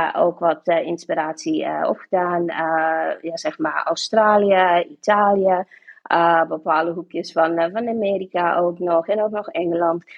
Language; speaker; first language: Dutch; non-native, local second language; English